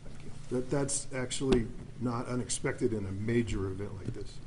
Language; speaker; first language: English; native; English